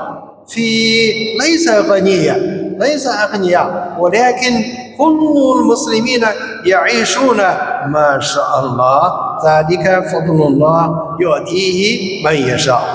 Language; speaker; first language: Arabic; non-native, fluent; Chinese